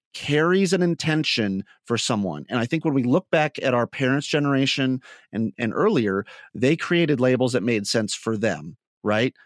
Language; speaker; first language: English; native; English